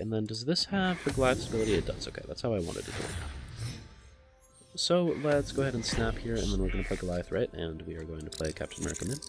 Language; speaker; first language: English; native; English